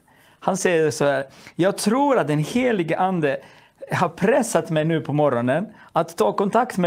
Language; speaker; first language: Swedish; non-native, fluent; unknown